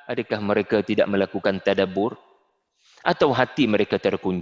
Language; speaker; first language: Malay; native; Malay